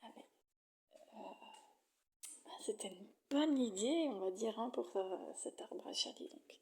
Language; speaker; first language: French; native; French